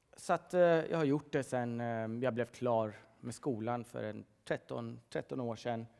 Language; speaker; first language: Swedish; early bilingual, other home language; Persian